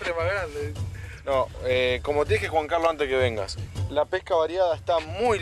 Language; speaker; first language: Spanish; native; Spanish